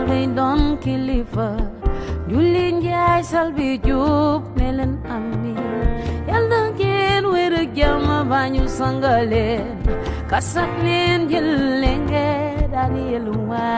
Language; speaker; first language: English; non-native, fluent; Wolof